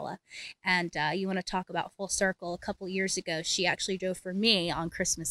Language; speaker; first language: English; native; English